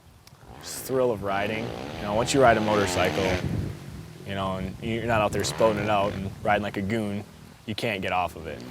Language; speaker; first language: English; native; English